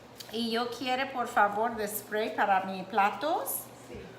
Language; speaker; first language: Spanish; non-native, learner; English